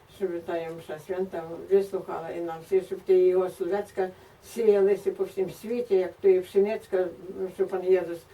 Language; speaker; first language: Ukrainian; native; Ukrainian